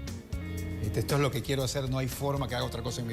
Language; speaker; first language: Spanish; native; Spanish